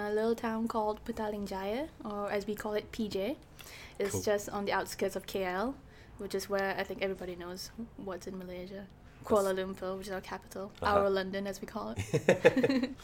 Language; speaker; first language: English; non-native, local second language; Malay